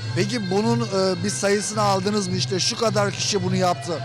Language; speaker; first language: Turkish; native; Turkish